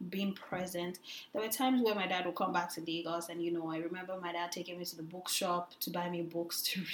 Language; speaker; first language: English; non-native, local second language; Yoruba